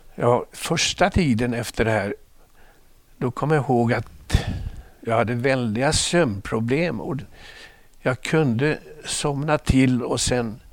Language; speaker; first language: Swedish; native; Swedish